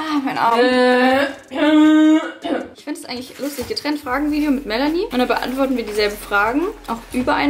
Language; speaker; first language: German; native; German